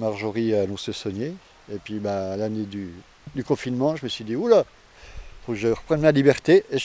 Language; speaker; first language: French; native; French